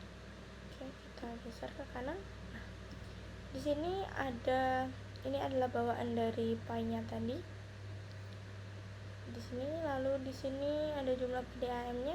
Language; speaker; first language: Indonesian; native; Indonesian